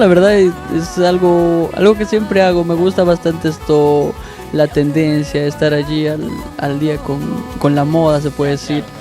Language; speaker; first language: Spanish; native; Spanish